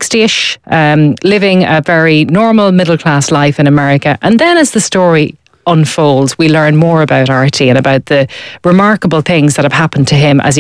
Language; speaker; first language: English; native; English